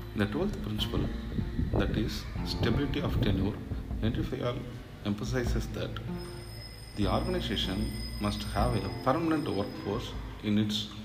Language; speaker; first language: English; non-native, local second language; Tamil